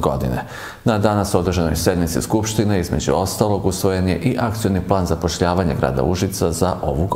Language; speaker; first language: Serbian; native; Serbian